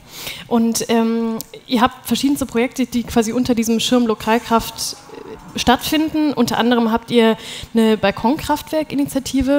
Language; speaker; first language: German; native; German